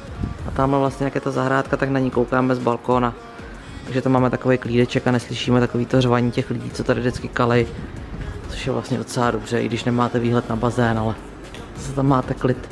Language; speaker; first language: Czech; native; Czech